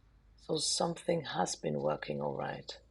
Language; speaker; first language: English; non-native, fluent; German